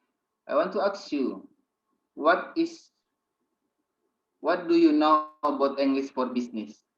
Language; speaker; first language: English; non-native, fluent; Indonesian